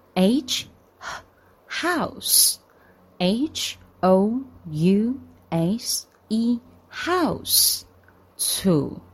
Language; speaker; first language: English; non-native, fluent; Chinese